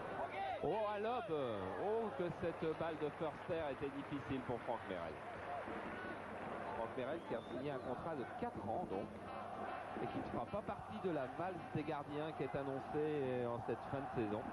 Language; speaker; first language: French; native; French